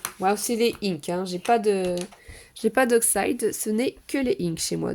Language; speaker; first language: French; native; French